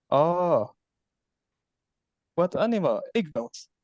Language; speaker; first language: English; non-native, learner; Indonesian